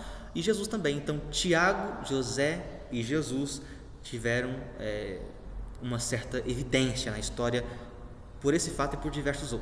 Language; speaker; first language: Portuguese; native; Portuguese